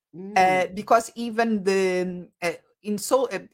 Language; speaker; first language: English; non-native, fluent; Portuguese